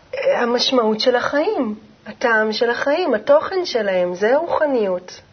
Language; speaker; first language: Hebrew; native; Hebrew